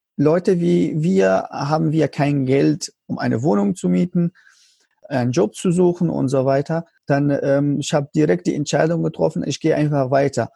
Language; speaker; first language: German; non-native, learner; Arabic